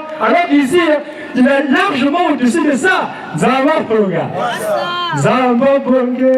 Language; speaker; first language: French; non-native, local second language; Lingala